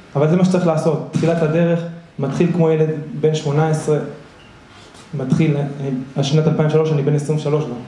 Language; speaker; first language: Hebrew; early bilingual, other home language; Spanish